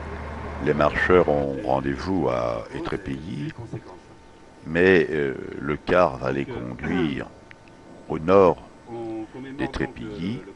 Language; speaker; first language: French; native; French